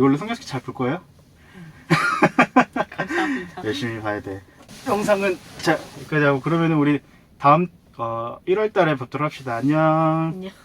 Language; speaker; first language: Korean; native; Korean